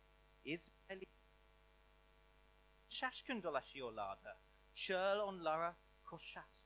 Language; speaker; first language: Turkish; non-native, learner; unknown